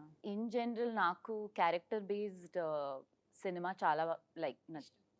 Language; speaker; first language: Telugu; non-native, learner; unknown